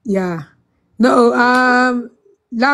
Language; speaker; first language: English; non-native, learner; Filipino